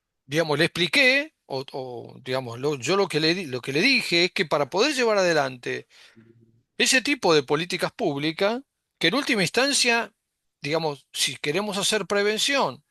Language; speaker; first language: Spanish; native; Spanish